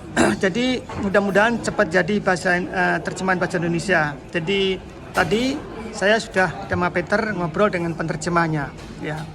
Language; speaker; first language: Indonesian; native; Indonesian